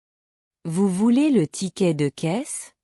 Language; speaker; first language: French; non-native, local second language; Arabic